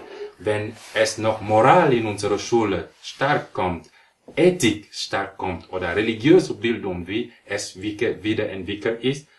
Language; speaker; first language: German; non-native, fluent; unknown